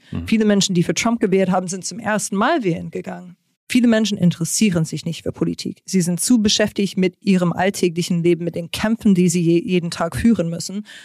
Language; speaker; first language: German; non-native, fluent; English